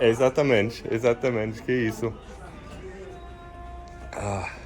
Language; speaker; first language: Portuguese; non-native, learner; German